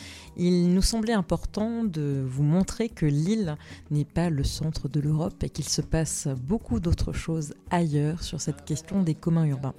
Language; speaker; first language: French; native; French